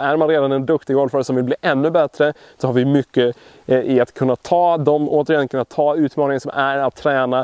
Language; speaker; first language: Swedish; native; Swedish